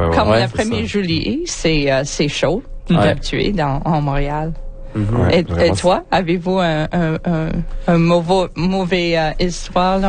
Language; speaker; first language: French; non-native, local second language; English